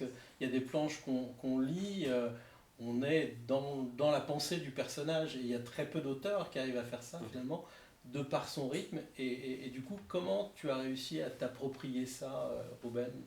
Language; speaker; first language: French; native; French